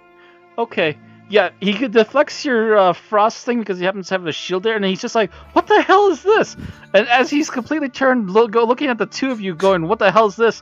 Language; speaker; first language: English; native; English